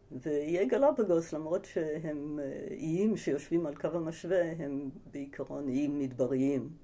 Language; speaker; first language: Hebrew; early bilingual, other home language; English